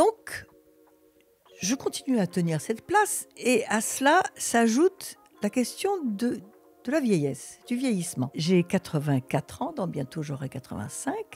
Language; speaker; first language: French; early bilingual, other home language; Russian